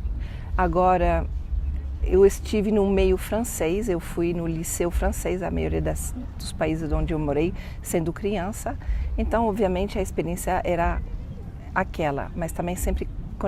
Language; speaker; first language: Portuguese; non-native, fluent; French